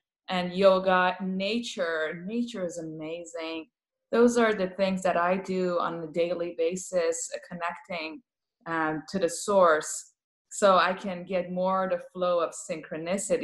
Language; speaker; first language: English; non-native, fluent; Persian